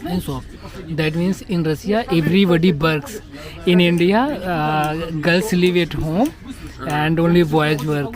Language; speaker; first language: English; non-native, local second language; Hindi